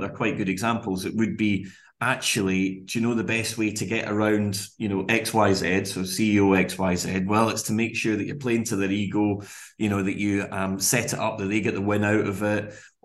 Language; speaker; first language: English; native; English